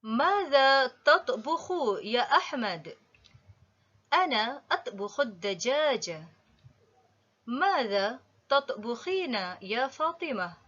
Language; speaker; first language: Arabic; non-native, learner; Malay